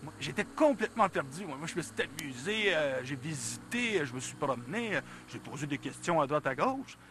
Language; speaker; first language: French; native; French